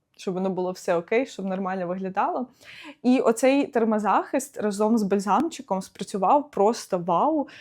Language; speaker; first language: Ukrainian; non-native, local second language; Russian